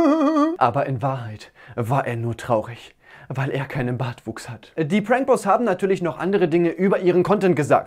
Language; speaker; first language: German; native; German